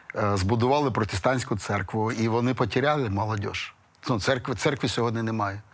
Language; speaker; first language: Ukrainian; non-native, local second language; Russian